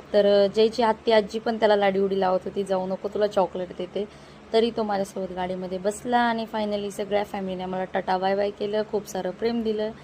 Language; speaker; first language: Marathi; native; Marathi